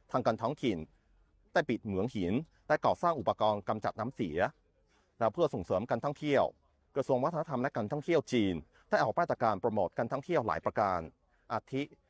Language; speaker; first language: Thai; non-native, fluent; Chinese